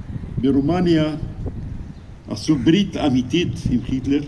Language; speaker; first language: Hebrew; non-native, fluent; Romanian